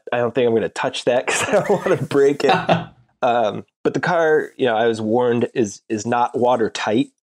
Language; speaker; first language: English; native; English